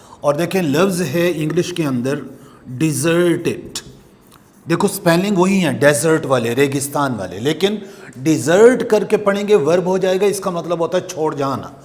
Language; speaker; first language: Urdu; non-native, local second language; Punjabi